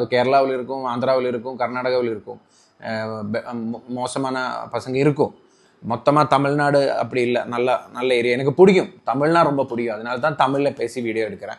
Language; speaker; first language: Tamil; non-native, local second language; Malayalam